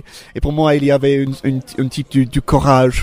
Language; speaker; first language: French; non-native, fluent; English